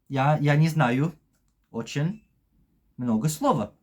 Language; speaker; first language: Russian; non-native, learner; Polish